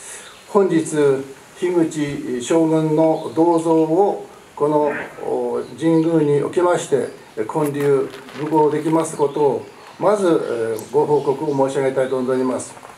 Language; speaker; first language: Japanese; native; Japanese